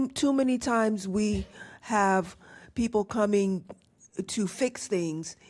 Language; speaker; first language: English; native; English